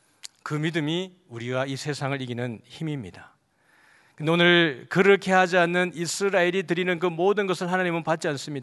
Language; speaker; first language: Korean; native; Korean